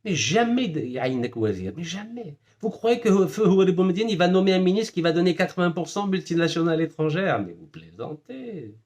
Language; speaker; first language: French; non-native, local second language; Arabic